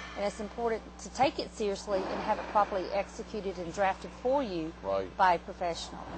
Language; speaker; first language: English; native; English